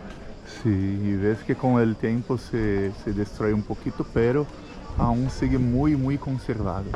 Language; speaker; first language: Spanish; non-native, fluent; Portuguese